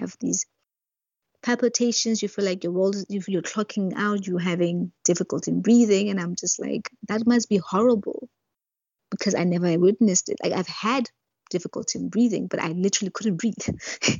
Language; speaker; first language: English; non-native, local second language; Southern Sotho